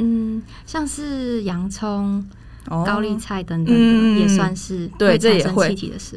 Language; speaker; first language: Chinese; native; Chinese